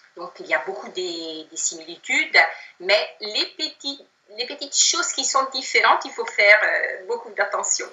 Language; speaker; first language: French; non-native, fluent; Italian